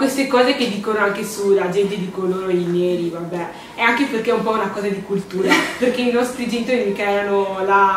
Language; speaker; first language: Italian; early bilingual, other home language; English